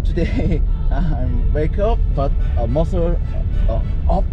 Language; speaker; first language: English; non-native, learner; Korean